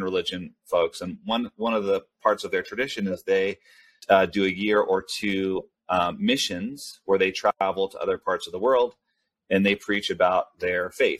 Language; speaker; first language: English; early bilingual, other home language; Spanish